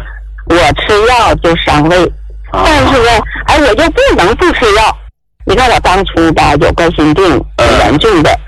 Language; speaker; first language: Chinese; native; Chinese